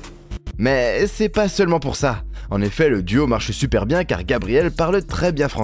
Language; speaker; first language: French; native; French